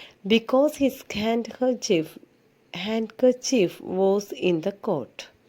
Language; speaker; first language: English; non-native, local second language; Malayalam